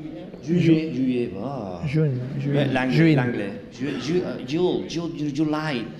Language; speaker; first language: French; non-native, learner; Spanish